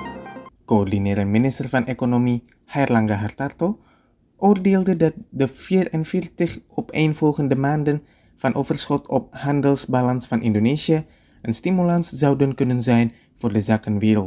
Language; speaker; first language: Dutch; non-native, fluent; Indonesian